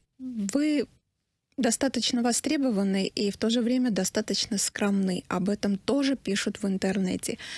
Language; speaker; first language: Russian; non-native, local second language; Armenian